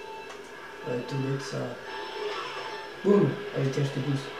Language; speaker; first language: French; native; French